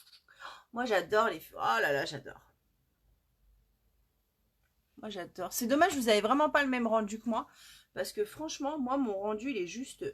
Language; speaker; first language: French; native; French